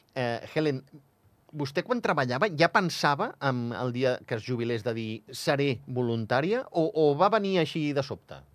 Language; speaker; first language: Catalan; native; Catalan